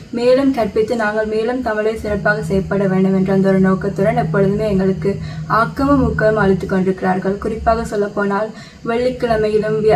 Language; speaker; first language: Tamil; early bilingual, heritage; Tamil